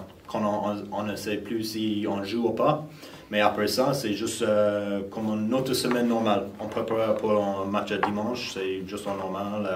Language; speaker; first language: French; non-native, fluent; English